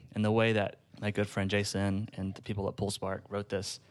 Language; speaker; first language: English; native; English